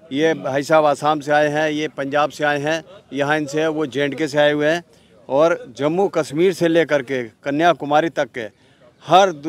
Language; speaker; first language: Hindi; native; Hindi